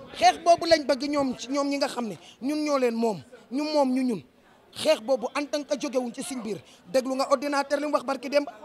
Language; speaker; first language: Wolof; non-native, local second language; Serer